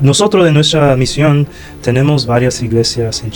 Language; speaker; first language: Spanish; non-native, fluent; Chinese